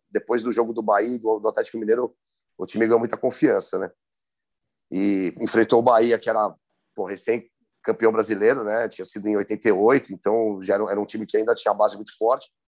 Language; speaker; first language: Portuguese; native; Portuguese